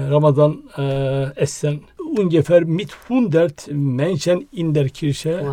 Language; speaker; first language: German; non-native, learner; Turkish